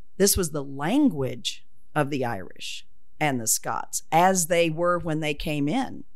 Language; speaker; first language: English; native; English